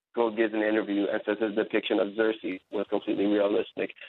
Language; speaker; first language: English; native; English